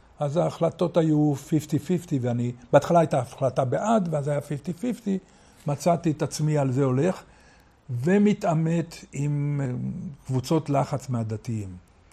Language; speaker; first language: Hebrew; native; Hebrew